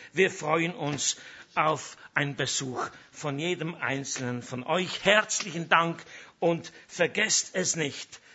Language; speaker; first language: German; native; German